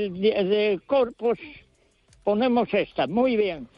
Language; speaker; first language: Spanish; non-native, local second language; Galician